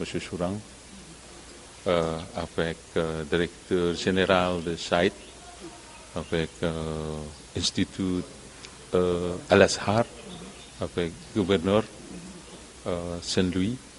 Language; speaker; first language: French; non-native, learner; Indonesian